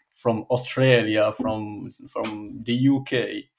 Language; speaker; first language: English; non-native, fluent; Arabic